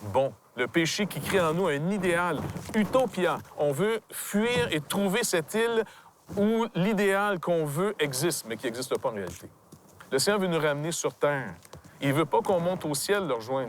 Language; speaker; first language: French; native; French